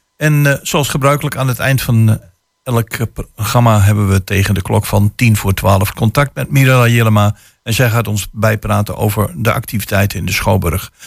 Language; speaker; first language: Dutch; native; Dutch